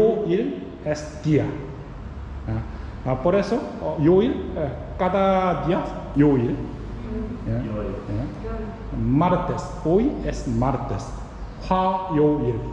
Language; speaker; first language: Spanish; non-native, learner; Korean